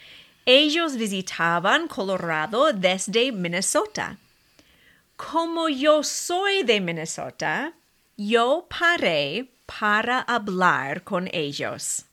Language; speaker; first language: Spanish; non-native, fluent; English